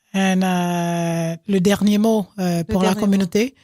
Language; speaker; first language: French; non-native, local second language; Haitian Creole